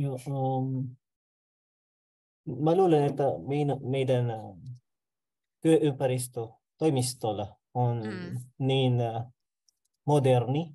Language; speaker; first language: Finnish; non-native, learner; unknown